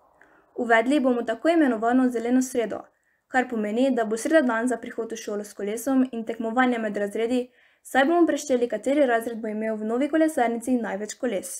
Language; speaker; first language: Slovenian; native; Slovenian